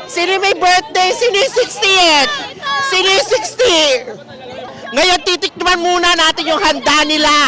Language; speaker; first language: Filipino; native; Filipino